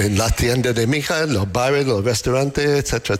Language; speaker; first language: Spanish; non-native, learner; English